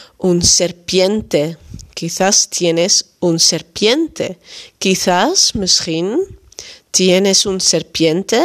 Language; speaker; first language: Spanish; non-native, fluent; Dutch